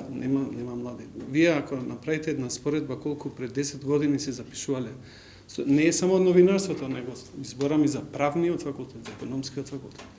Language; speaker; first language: Macedonian; non-native, local second language; Albanian